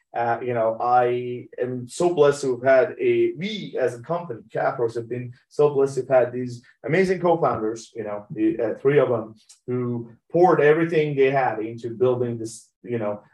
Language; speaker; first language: English; early bilingual, other home language; Persian